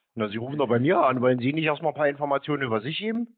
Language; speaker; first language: German; native; German